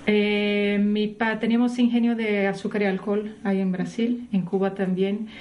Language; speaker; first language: Spanish; non-native, fluent; Portuguese